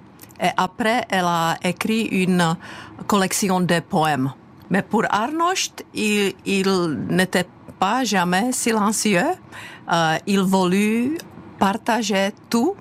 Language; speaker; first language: French; non-native, fluent; Czech